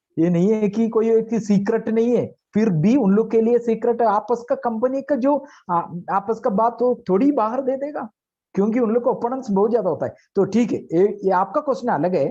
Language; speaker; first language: Hindi; non-native, local second language; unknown